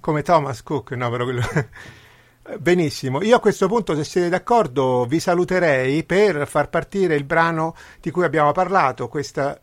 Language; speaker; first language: Italian; native; Italian